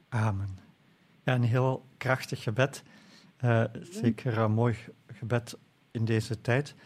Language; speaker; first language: Dutch; native; Dutch